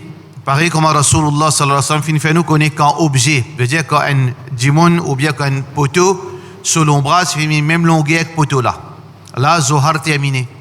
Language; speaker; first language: French; non-native, learner; Morisyen